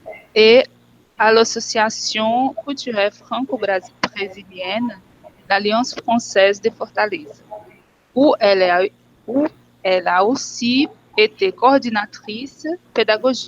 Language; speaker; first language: French; non-native, fluent; Portuguese